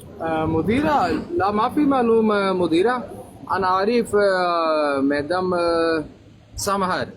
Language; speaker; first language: Arabic; non-native, learner; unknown